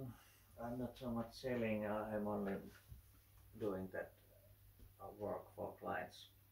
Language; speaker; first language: English; non-native, learner; Finnish